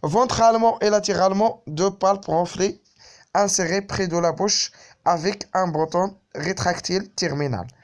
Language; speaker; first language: French; non-native, local second language; Arabic